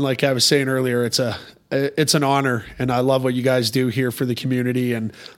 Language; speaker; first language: English; native; English